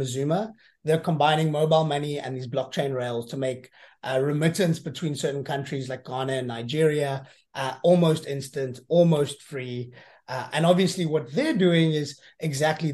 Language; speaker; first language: English; native; English